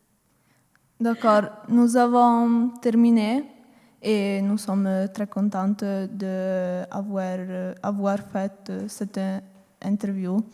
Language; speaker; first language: French; non-native, learner; Italian